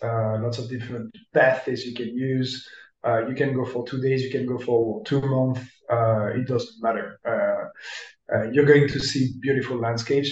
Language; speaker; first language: English; non-native, fluent; French